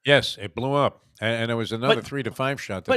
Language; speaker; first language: English; native; English